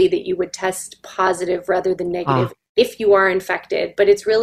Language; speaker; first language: English; native; English